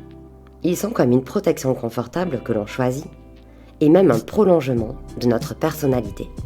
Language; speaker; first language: French; native; French